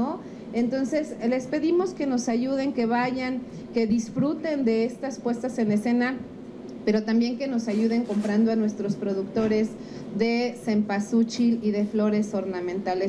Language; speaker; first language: Spanish; native; Spanish